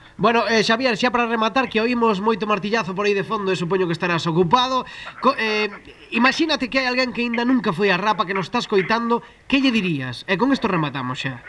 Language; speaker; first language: Galician; native; Galician